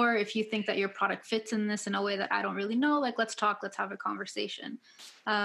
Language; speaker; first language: English; native; English